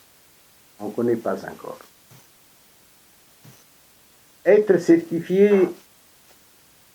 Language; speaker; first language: French; non-native, fluent; Italian